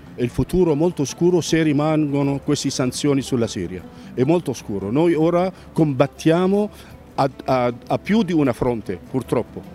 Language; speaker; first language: Italian; non-native, fluent; Arabic